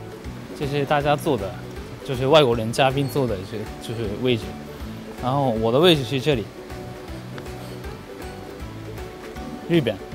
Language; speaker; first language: Chinese; non-native, fluent; Japanese